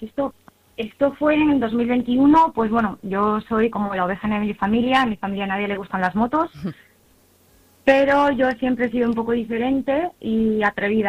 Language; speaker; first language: Spanish; native; Spanish